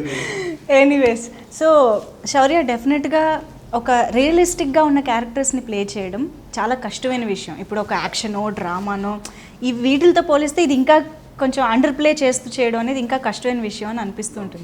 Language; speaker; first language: Telugu; native; Telugu